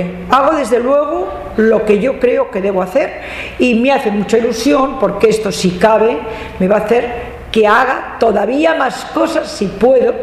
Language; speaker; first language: Spanish; native; Spanish